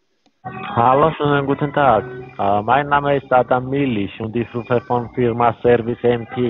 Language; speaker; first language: German; non-native, learner; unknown